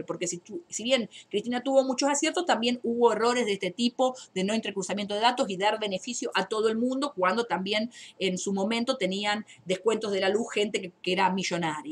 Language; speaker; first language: Spanish; native; Spanish